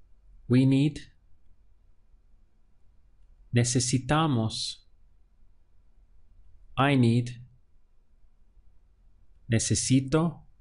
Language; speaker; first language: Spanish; non-native, fluent; English